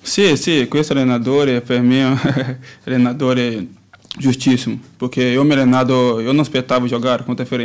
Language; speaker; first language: Italian; non-native, learner; Portuguese